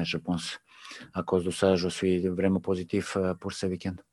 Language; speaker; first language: French; non-native, learner; Serbian